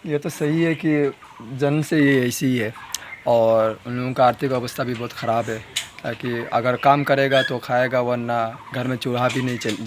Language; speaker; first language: Hindi; non-native, local second language; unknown